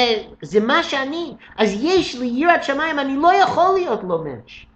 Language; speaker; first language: Hebrew; non-native, fluent; English